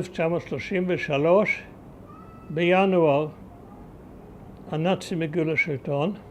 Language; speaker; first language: Hebrew; early bilingual, other home language; German